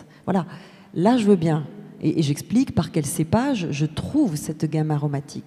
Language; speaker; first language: French; native; French